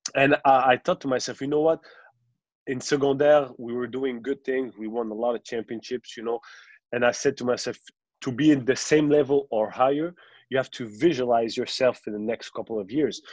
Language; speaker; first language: English; non-native, local second language; French